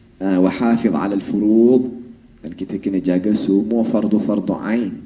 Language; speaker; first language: Malay; non-native, fluent; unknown